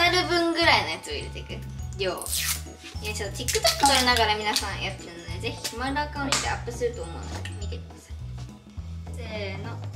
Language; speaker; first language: Japanese; native; Japanese